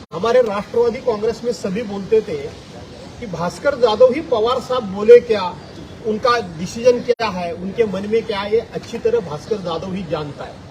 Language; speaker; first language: Hindi; non-native, local second language; Marathi